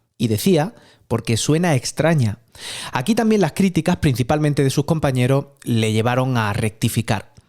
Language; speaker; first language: Spanish; native; Spanish